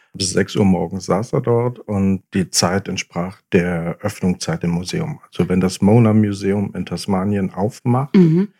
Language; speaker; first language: German; native; German